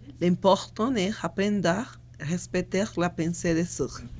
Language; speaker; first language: French; non-native, learner; Spanish